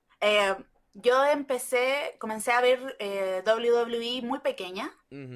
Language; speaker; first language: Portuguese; non-native, learner; Spanish